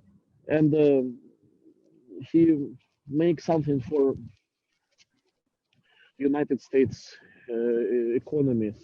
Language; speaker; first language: English; non-native, learner; Russian